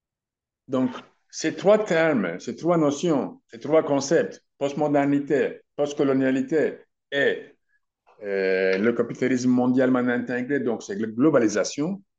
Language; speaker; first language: French; non-native, fluent; Turkish